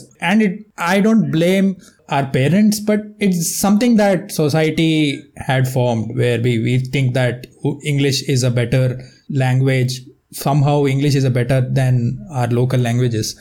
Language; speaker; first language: English; non-native, local second language; Kannada